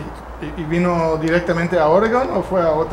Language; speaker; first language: Spanish; non-native, fluent; English